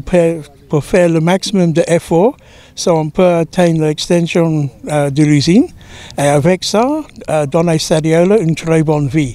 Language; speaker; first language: French; non-native, learner; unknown